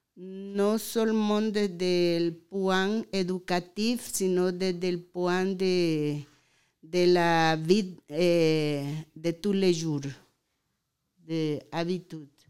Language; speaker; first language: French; non-native, learner; Spanish